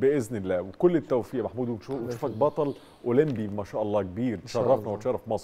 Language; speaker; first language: Arabic; native; Arabic